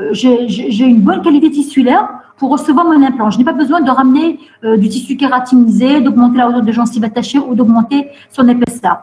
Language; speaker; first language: French; non-native, local second language; Arabic